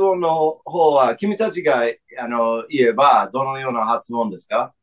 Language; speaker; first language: Japanese; non-native, fluent; English